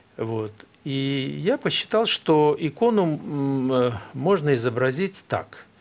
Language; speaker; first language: Russian; native; Russian